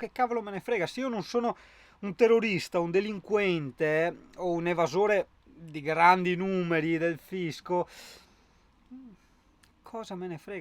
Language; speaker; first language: Italian; native; Italian